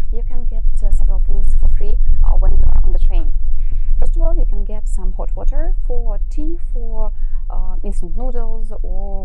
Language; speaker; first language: English; non-native, fluent; Russian